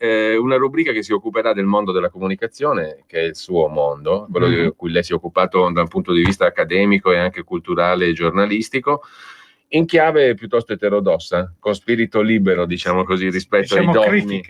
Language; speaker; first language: Italian; native; Italian